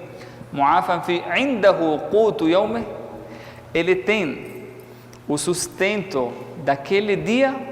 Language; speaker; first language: Portuguese; non-native, fluent; Arabic